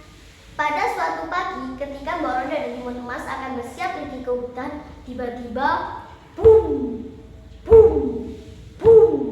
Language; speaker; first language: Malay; non-native, local second language; Javanese